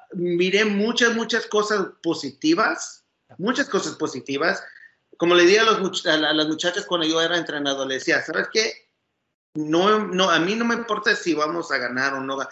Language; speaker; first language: Spanish; early bilingual, other home language; English